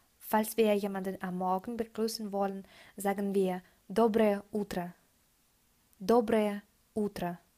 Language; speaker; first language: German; non-native, fluent; Russian